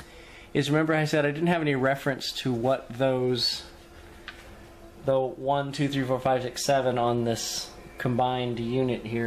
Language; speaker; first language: English; native; English